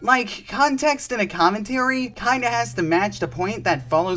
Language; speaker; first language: English; native; English